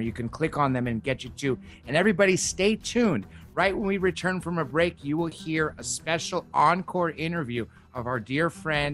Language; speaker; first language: English; native; English